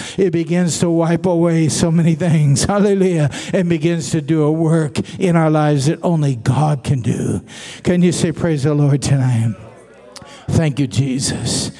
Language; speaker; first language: English; native; English